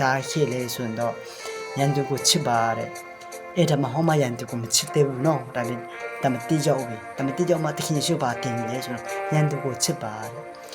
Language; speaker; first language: Burmese; non-native, local second language; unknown